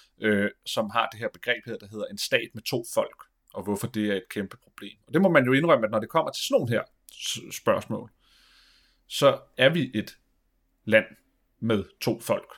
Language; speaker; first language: Danish; native; Danish